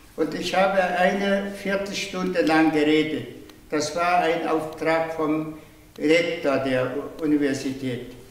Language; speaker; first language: German; non-native, fluent; Tuvinian